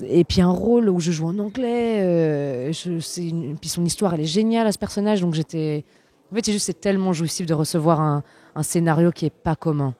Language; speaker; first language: French; native; French